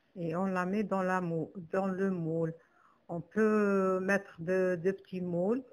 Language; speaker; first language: French; non-native, local second language; Arabic